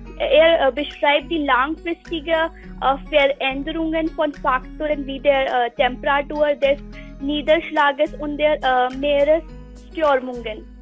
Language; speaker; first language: German; non-native, learner; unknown